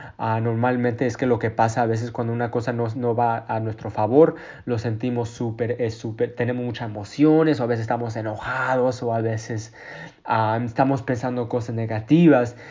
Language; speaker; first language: Spanish; early bilingual, heritage; Spanish